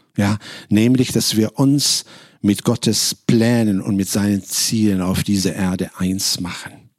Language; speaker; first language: German; non-native, fluent; Arabic